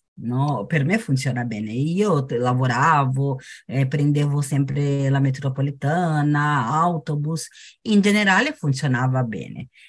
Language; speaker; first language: Italian; non-native, fluent; Portuguese